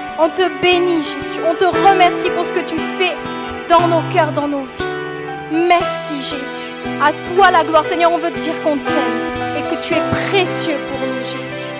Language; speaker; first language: French; native; French